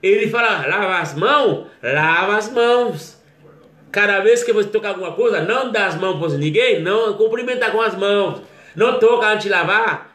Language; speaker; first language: Portuguese; non-native, learner; Haitian Creole